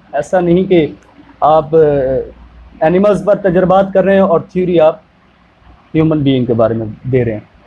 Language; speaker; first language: Urdu; non-native, local second language; Punjabi